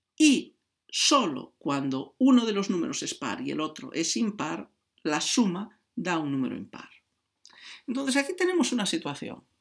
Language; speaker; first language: Spanish; native; Spanish